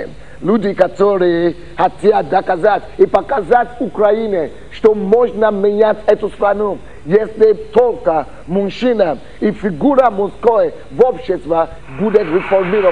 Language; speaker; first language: Russian; non-native, fluent; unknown